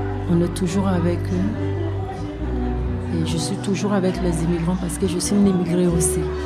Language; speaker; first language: French; non-native, local second language; Bambara